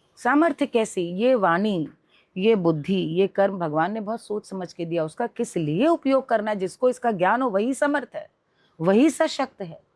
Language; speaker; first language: Hindi; native; Hindi